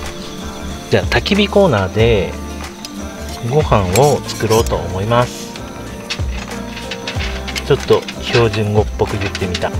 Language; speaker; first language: Japanese; native; Japanese